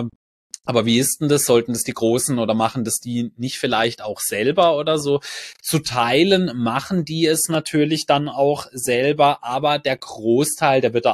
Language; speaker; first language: German; native; German